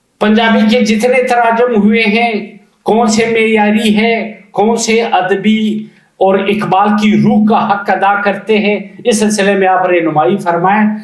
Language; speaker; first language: Urdu; non-native, local second language; Punjabi